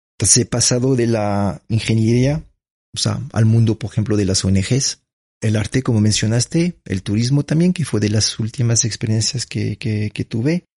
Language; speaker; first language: Spanish; non-native, fluent; French